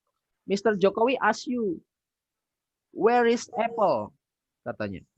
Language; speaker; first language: English; non-native, fluent; Indonesian